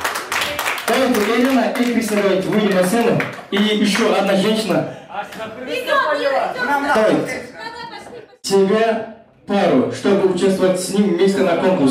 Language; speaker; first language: Russian; non-native, local second language; Kyrgyz